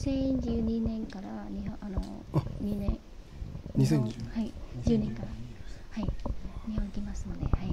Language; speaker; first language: Japanese; non-native, learner; Vietnamese